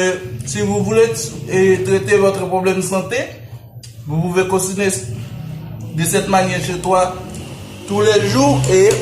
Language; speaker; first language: French; non-native, local second language; Haitian Creole